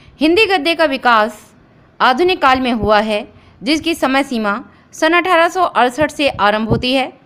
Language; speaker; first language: Hindi; native; Hindi